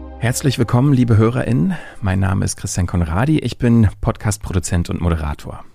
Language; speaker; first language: German; native; German